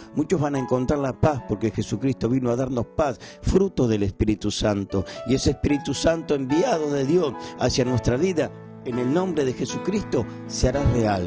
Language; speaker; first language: Spanish; native; Spanish